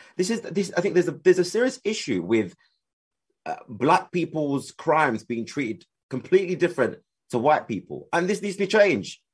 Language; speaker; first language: English; native; English